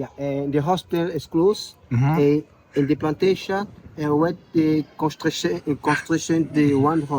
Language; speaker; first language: English; non-native, learner; Portuguese